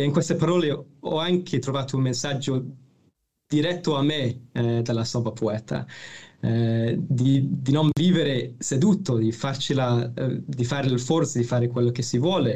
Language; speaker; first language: Italian; non-native, fluent; English